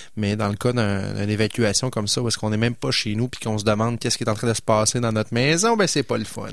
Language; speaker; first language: French; native; French